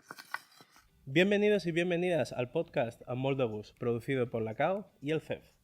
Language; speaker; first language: Spanish; early bilingual, other home language; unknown